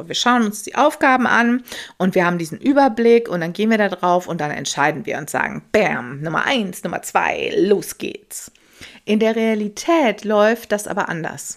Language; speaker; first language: German; native; German